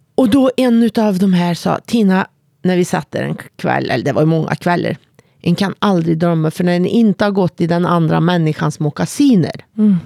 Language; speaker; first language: Swedish; native; Swedish